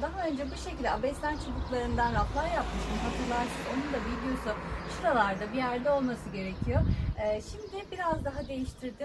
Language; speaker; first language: Turkish; native; Turkish